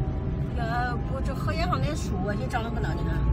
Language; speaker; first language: Chinese; native; Chinese